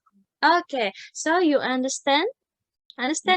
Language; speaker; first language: English; non-native, fluent; Indonesian